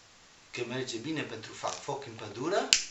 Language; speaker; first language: Romanian; non-native, learner; Spanish